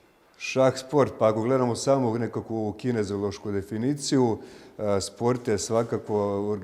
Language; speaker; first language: Croatian; native; Croatian